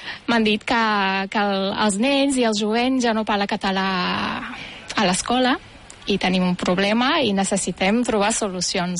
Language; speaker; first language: Catalan; non-native, fluent; Turkish